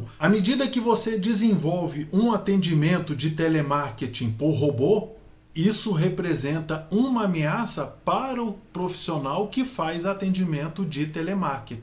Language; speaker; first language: Portuguese; native; Portuguese